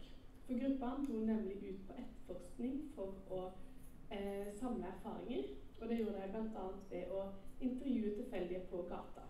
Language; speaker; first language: Norwegian; native; Norwegian